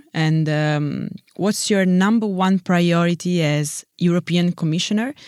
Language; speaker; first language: English; non-native, fluent; Italian